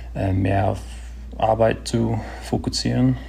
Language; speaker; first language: German; early bilingual, other home language; English